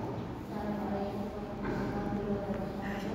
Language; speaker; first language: Indonesian; native; Indonesian